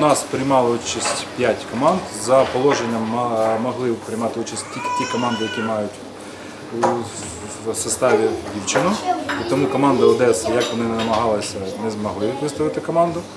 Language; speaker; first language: Ukrainian; native; Ukrainian